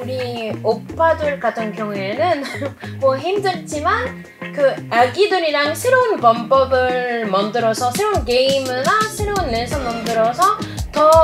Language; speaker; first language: Korean; non-native, fluent; French